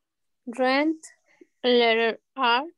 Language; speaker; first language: English; non-native, learner; Spanish